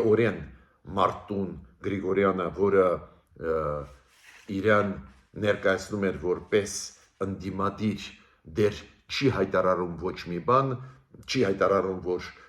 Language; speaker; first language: Armenian; native; Armenian